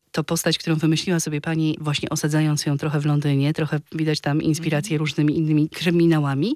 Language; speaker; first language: Polish; native; Polish